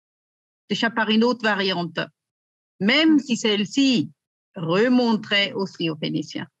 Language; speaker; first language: French; native; French